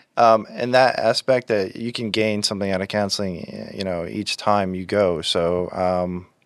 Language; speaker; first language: English; native; English